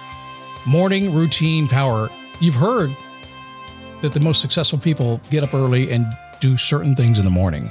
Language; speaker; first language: English; native; English